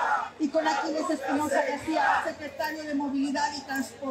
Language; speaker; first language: Spanish; native; Spanish